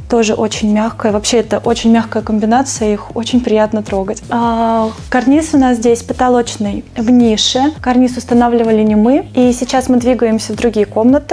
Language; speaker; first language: Russian; native; Russian